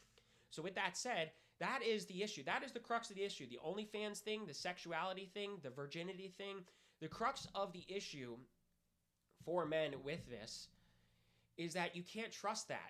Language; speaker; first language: English; native; English